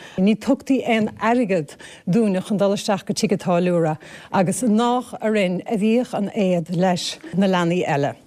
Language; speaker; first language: Irish; native; Irish